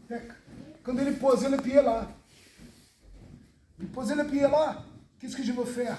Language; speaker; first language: French; non-native, fluent; Portuguese